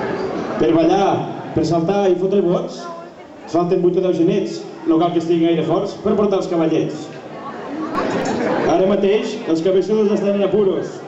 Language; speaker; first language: Catalan; native; Catalan